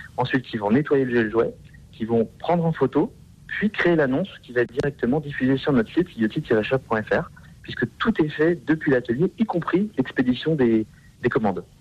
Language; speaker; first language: French; native; French